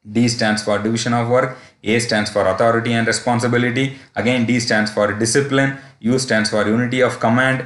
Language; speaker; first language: English; non-native, local second language; Tamil